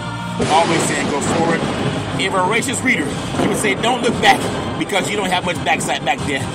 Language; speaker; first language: English; native; English